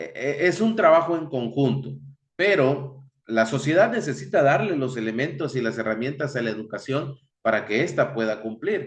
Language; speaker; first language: Spanish; native; Spanish